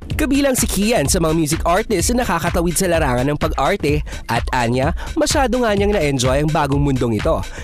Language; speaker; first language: Filipino; non-native, local second language; Iloko